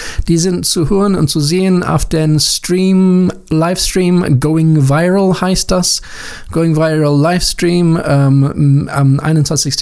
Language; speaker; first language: German; non-native, learner; English